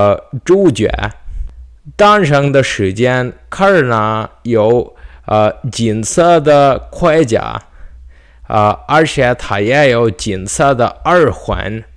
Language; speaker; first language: Chinese; non-native, learner; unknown